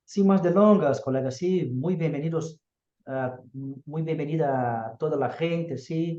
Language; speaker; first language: Spanish; non-native, fluent; Portuguese